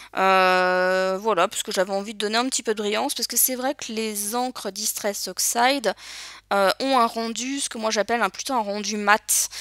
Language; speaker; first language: French; native; French